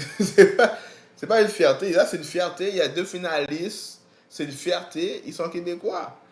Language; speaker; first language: French; native; French